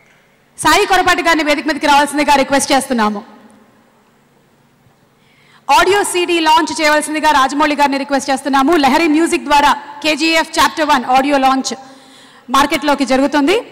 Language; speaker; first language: Telugu; native; Telugu